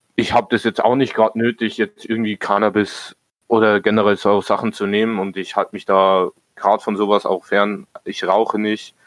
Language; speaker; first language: German; native; German